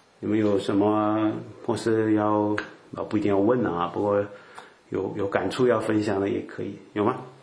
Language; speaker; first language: Chinese; native; Chinese